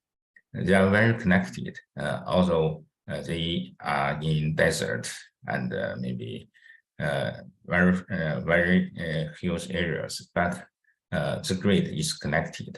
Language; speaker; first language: English; non-native, fluent; Chinese